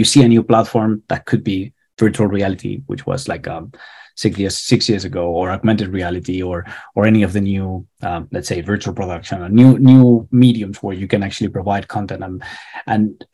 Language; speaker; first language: English; non-native, fluent; Spanish